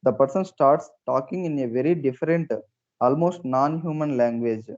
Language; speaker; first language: English; non-native, local second language; Telugu